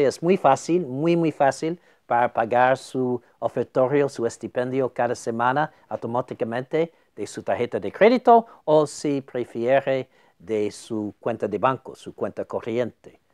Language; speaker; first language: Spanish; non-native, fluent; English